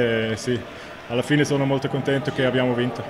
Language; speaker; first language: Italian; non-native, local second language; German